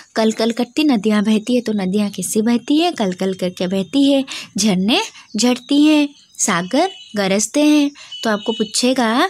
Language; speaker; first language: Hindi; non-native, local second language; Odia